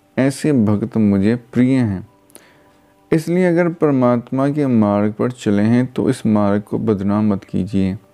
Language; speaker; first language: Hindi; non-native, local second language; Punjabi